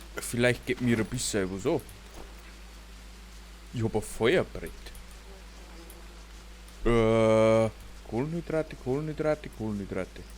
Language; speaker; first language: German; native; German